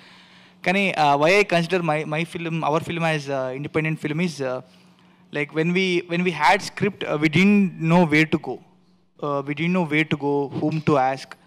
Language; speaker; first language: Telugu; native; Telugu